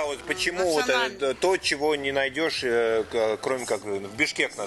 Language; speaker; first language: Russian; native; Russian